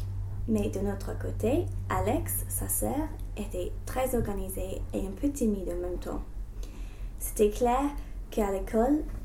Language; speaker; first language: French; non-native, learner; English